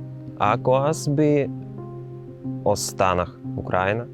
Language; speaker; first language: Bulgarian; non-native, learner; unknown